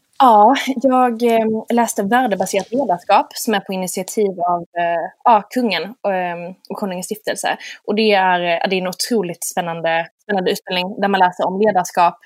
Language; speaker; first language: Swedish; native; Swedish